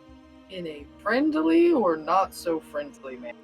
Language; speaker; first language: English; native; English